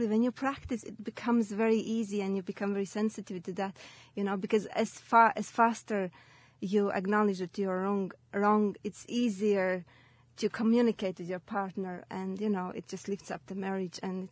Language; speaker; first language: English; non-native, fluent; Latvian